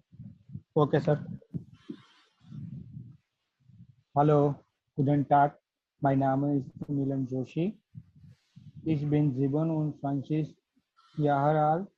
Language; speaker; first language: German; non-native, learner; Gujarati